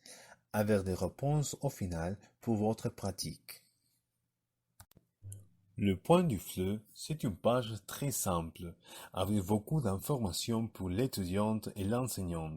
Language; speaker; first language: French; non-native, learner; Spanish